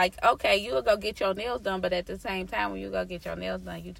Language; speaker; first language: English; native; English